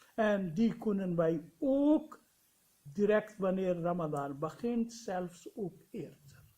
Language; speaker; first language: Dutch; non-native, fluent; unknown